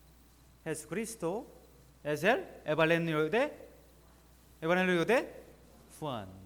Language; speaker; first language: Spanish; non-native, learner; Korean